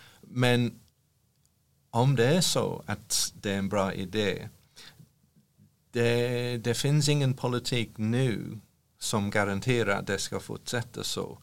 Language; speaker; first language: Swedish; non-native, fluent; English